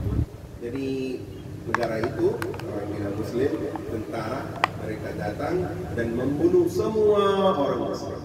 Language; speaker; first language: Indonesian; non-native, fluent; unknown